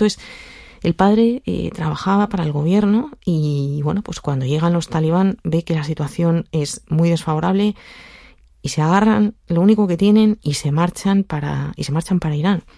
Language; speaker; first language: Spanish; native; Spanish